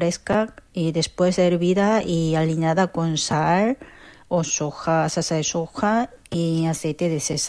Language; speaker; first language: Spanish; non-native, learner; Korean